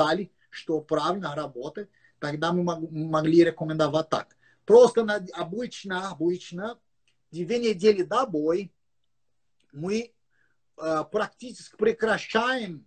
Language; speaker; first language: Russian; non-native, learner; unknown